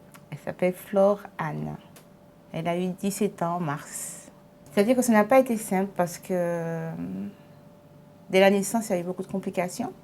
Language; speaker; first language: French; native; French